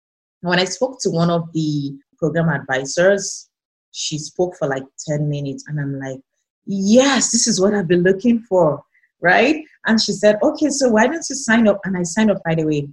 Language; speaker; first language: English; non-native, local second language; Yoruba